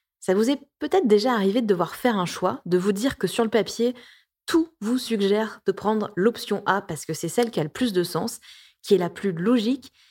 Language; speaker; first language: French; native; French